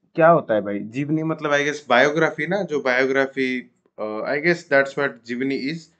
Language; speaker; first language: Hindi; non-native, local second language; Odia